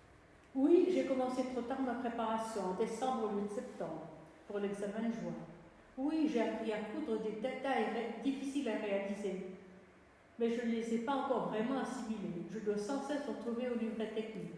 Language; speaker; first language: French; native; French